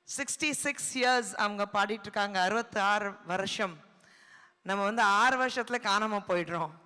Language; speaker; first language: Tamil; non-native, fluent; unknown